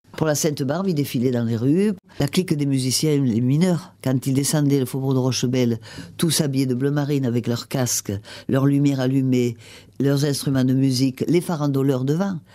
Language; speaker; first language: French; native; French